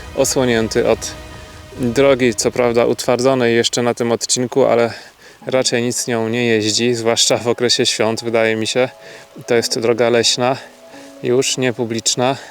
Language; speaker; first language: Polish; native; Polish